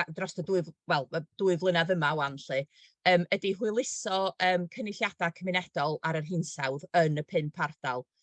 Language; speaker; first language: Welsh; native; Welsh